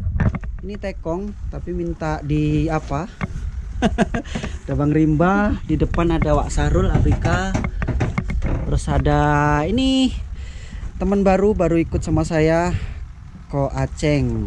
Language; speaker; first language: Malay; native; Malay